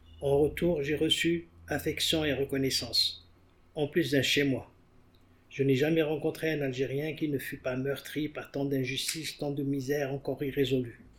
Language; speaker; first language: French; non-native, local second language; Arabic